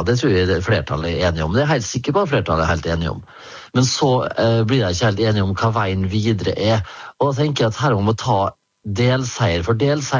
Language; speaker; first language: Norwegian; native; Norwegian